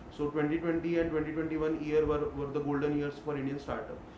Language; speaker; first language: English; non-native, local second language; Hindi